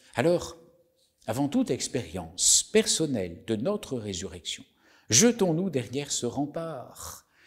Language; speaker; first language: French; native; French